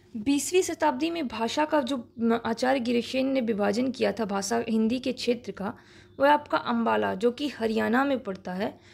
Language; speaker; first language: Hindi; native; Hindi